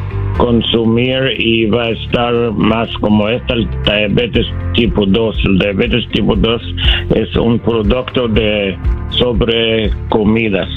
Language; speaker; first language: Spanish; non-native, learner; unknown